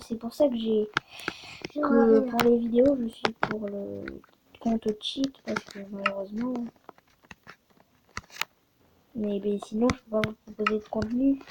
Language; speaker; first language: French; native; French